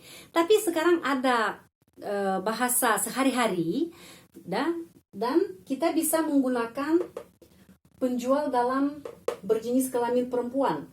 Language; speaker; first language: Indonesian; non-native, fluent; Russian